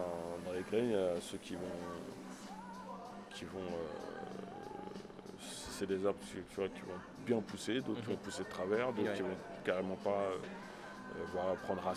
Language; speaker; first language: French; native; French